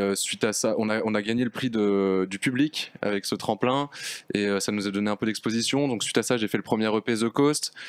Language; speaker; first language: French; native; French